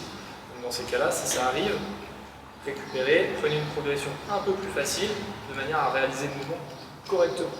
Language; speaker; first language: French; native; French